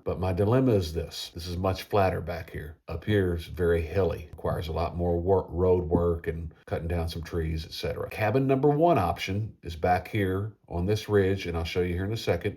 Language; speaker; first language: English; native; English